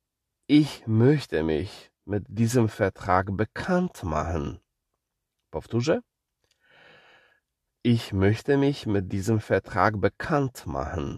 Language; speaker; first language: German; non-native, fluent; Polish